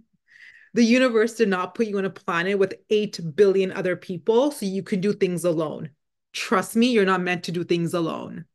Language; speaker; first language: English; non-native, fluent; Punjabi